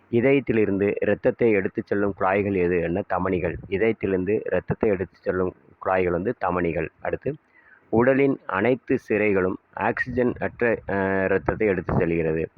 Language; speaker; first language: Tamil; native; Tamil